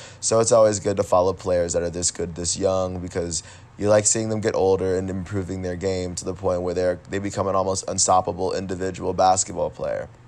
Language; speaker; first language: English; native; English